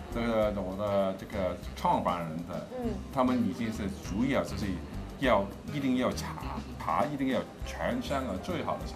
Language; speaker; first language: Chinese; non-native, local second language; Cantonese